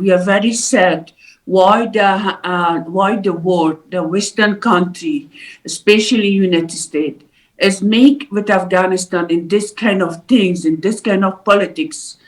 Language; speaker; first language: English; non-native, learner; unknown